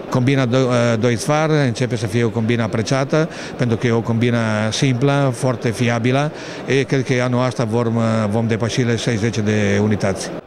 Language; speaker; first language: Romanian; non-native, fluent; Italian